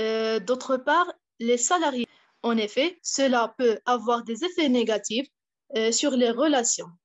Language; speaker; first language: French; non-native, fluent; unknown